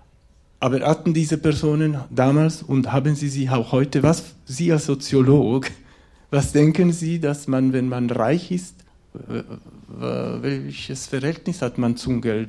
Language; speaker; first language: German; non-native, local second language; French